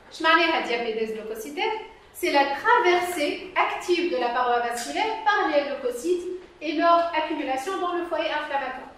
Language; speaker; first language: French; non-native, local second language; Arabic